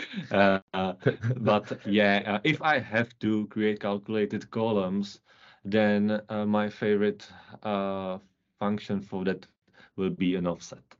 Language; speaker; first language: English; non-native, fluent; Czech